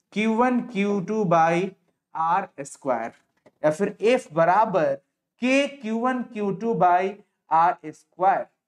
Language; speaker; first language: Hindi; native; Hindi